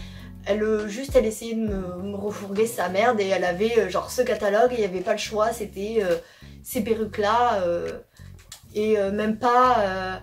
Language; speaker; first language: French; native; French